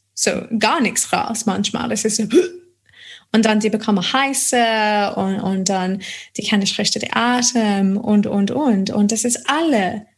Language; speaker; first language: German; non-native, fluent; English